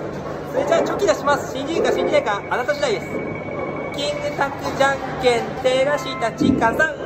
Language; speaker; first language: Japanese; native; Japanese